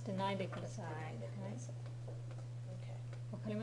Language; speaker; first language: Japanese; non-native, fluent; English